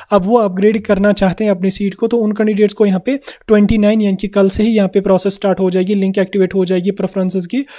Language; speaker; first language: Hindi; non-native, local second language; Kashmiri